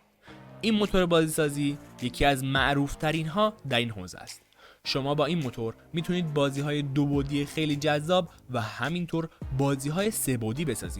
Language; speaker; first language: Persian; native; Persian